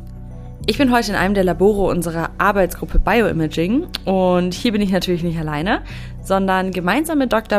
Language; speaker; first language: German; native; German